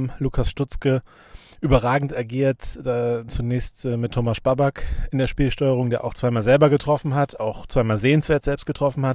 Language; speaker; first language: German; native; German